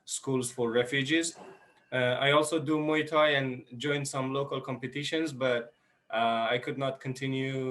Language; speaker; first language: English; non-native, fluent; Persian